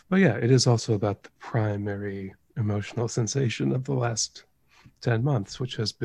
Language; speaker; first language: English; native; English